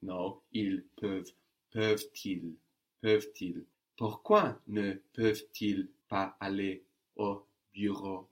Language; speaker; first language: French; non-native, fluent; English